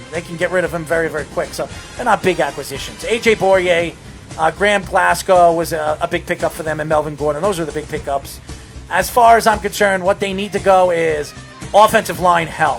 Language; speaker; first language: English; native; English